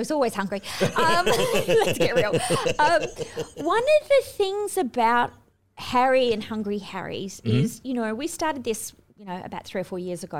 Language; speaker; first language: English; native; English